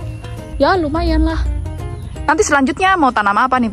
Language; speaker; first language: Indonesian; native; Indonesian